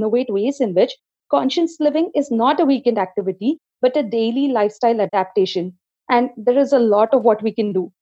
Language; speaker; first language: English; non-native, local second language; Telugu